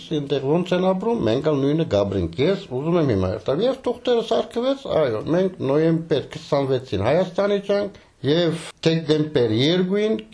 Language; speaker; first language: Armenian; early bilingual, heritage; Armenian